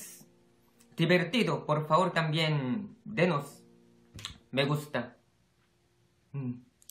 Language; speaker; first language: Spanish; non-native, fluent; Korean